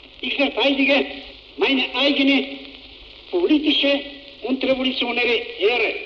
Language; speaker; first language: German; non-native, fluent; Bulgarian